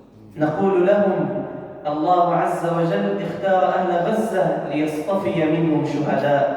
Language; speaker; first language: Arabic; native; Arabic